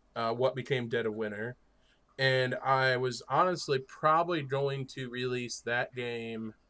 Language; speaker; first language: English; native; English